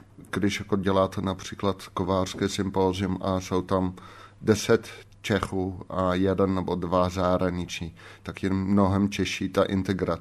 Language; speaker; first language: Czech; non-native, fluent; Dutch